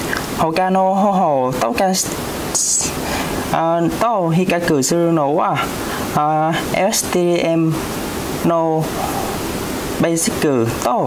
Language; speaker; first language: Japanese; non-native, learner; Vietnamese